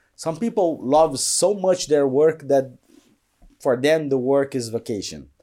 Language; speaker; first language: English; non-native, fluent; Portuguese